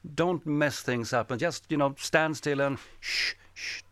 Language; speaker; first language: English; non-native, fluent; Swedish